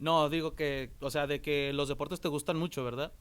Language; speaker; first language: Spanish; native; Spanish